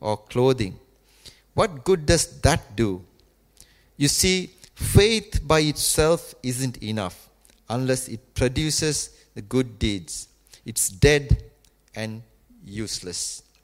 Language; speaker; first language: English; non-native, local second language; Tamil